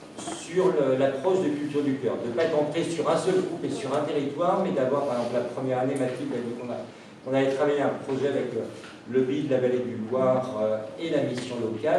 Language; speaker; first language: French; native; French